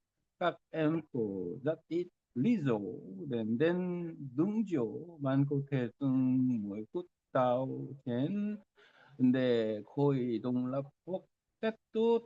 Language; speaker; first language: Vietnamese; non-native, learner; Korean